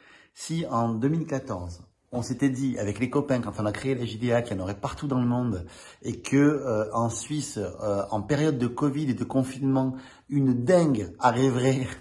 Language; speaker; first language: French; native; French